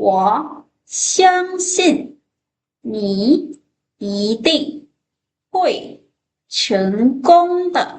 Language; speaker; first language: Chinese; non-native, fluent; Lao